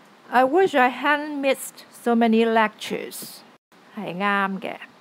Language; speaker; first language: English; non-native, local second language; Cantonese